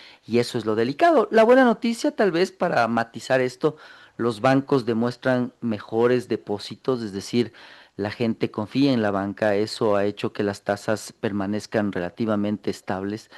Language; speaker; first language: Spanish; native; Spanish